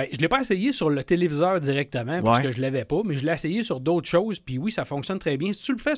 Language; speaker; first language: French; native; French